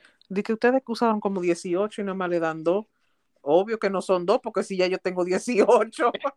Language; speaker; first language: Spanish; early bilingual, heritage; Spanish